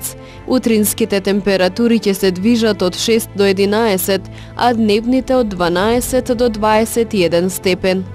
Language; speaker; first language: Macedonian; native; Macedonian